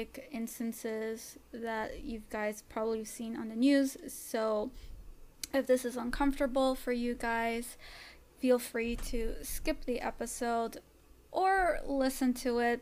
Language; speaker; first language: English; native; English